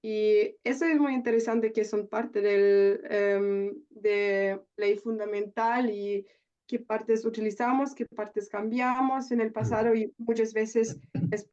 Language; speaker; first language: Spanish; non-native, learner; German